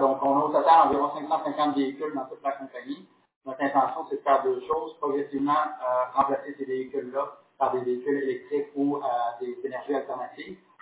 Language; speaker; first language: French; native; French